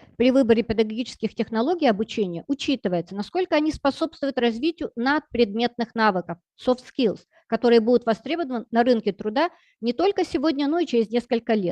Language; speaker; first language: Russian; native; Russian